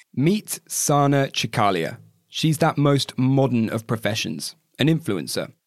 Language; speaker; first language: English; native; English